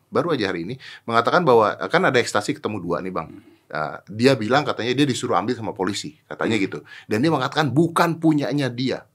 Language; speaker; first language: Indonesian; native; Indonesian